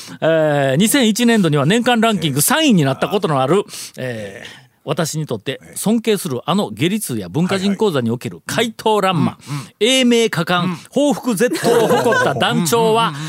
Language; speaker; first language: Japanese; native; Japanese